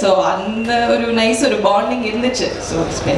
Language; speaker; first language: Tamil; non-native, local second language; Malayalam